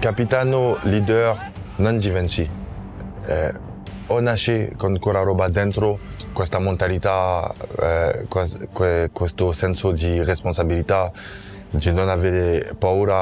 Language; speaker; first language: Italian; non-native, fluent; French